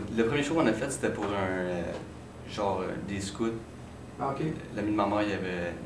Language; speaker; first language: French; native; French